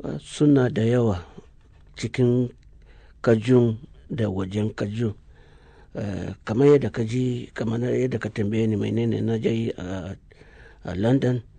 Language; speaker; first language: Hausa; non-native, local second language; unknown